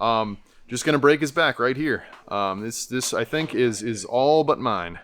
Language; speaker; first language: English; native; English